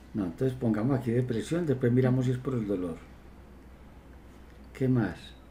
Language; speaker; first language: Spanish; native; Spanish